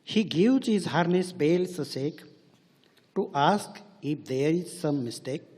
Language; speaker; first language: English; non-native, local second language; Marathi